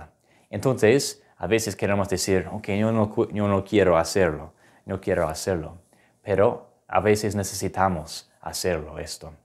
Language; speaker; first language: Spanish; non-native, fluent; English